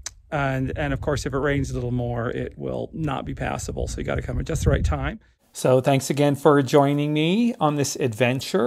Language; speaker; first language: English; native; English